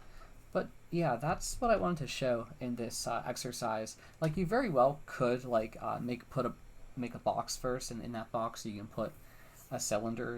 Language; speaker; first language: English; native; English